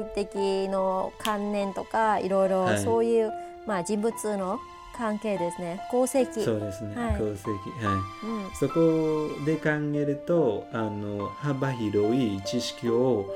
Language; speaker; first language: Japanese; non-native, fluent; Vietnamese